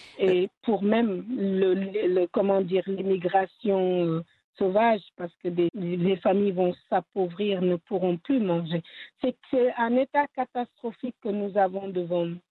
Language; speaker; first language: French; non-native, local second language; Wolof